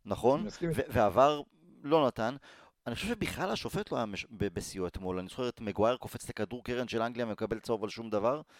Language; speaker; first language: Hebrew; native; Hebrew